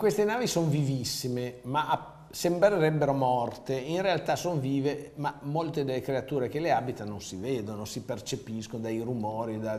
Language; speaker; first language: Italian; native; Italian